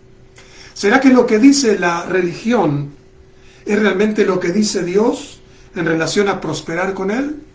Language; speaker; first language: Spanish; native; Spanish